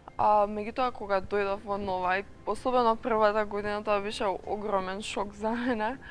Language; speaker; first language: Macedonian; native; Macedonian